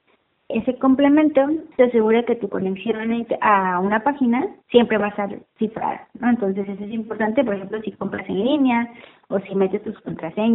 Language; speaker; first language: Spanish; native; Spanish